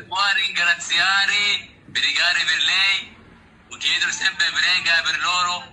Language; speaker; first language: Italian; non-native, learner; Arabic